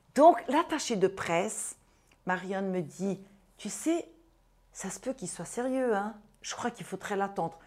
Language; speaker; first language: French; non-native, fluent; Portuguese